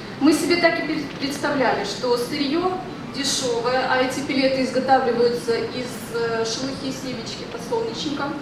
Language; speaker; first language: Russian; native; Russian